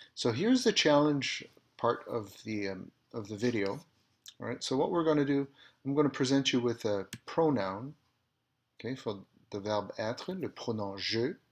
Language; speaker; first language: English; early bilingual, other home language; French